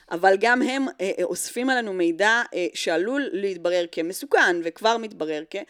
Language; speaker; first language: Hebrew; early bilingual, other home language; English